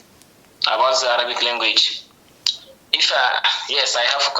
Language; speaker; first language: English; non-native, learner; Hausa